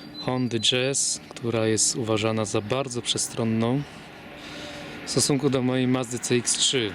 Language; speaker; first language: Polish; native; Polish